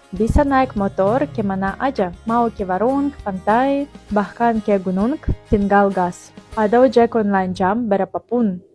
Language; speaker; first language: Indonesian; non-native, fluent; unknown